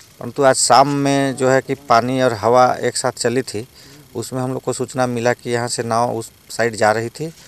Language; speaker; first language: Hindi; native; Hindi